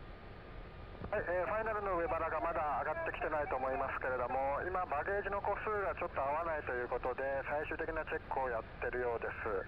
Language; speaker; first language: Japanese; native; Japanese